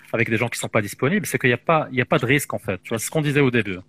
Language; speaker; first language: French; non-native, local second language; Arabic